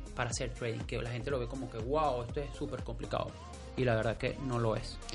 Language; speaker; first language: Spanish; native; Spanish